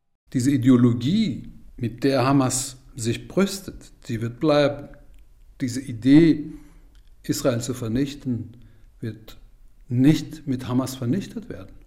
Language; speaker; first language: German; non-native, fluent; Persian